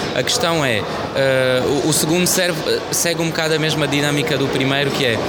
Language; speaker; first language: Portuguese; early bilingual, heritage; Portuguese